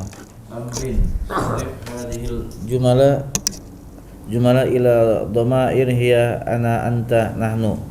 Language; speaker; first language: Arabic; non-native, learner; Indonesian